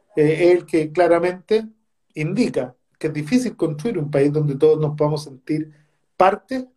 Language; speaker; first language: Spanish; native; Spanish